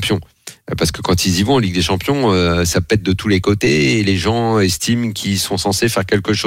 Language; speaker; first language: French; native; French